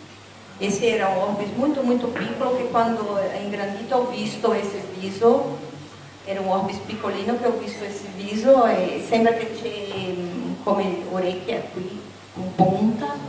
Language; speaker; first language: Italian; non-native, learner; Portuguese